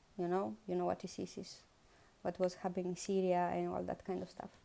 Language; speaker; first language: English; non-native, learner; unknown